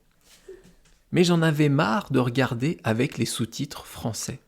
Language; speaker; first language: French; native; French